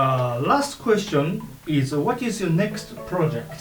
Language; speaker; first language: English; non-native, learner; Japanese